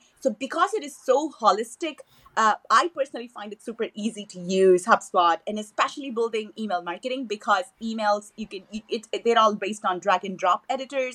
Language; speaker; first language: English; non-native, local second language; Tamil